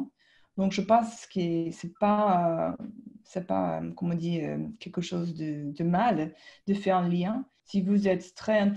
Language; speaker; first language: French; non-native, fluent; English